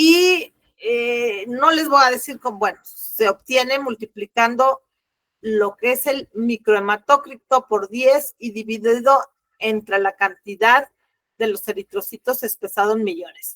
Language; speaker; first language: Spanish; native; Spanish